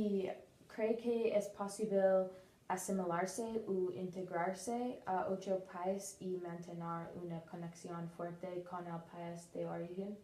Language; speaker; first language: Spanish; non-native, learner; English